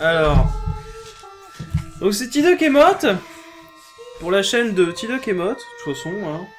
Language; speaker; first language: French; native; French